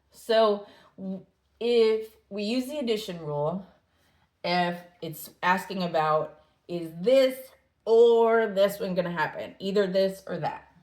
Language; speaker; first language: English; native; English